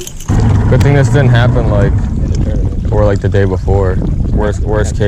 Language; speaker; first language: English; native; English